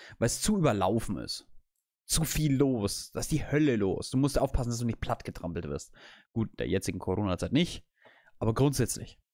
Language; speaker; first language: German; native; German